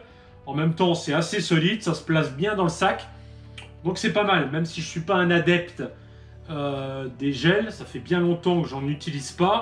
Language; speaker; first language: French; native; French